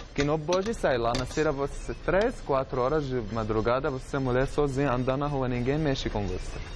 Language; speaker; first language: Portuguese; non-native, learner; Arabic